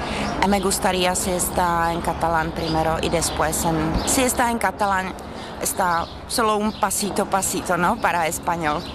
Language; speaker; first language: Spanish; non-native, learner; Czech